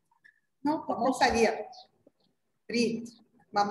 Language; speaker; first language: French; non-native, learner; Arabic